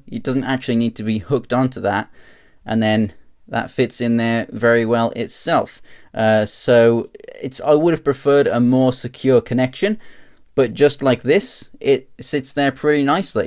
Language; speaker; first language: English; native; English